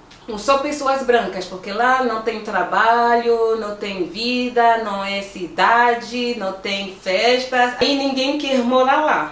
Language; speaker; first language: Portuguese; non-native, fluent; French